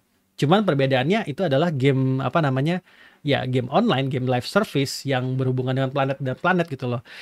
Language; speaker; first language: Indonesian; native; Indonesian